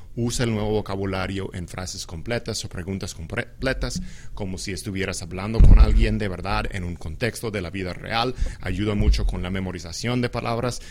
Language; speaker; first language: Spanish; non-native, fluent; English